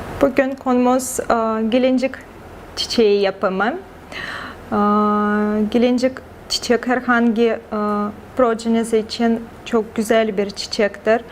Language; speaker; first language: Turkish; non-native, fluent; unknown